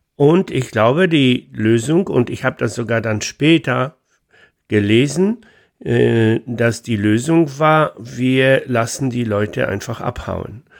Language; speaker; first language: German; non-native, fluent; Polish